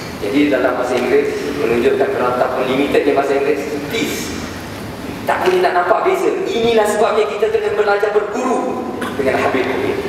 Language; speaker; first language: Malay; native; Malay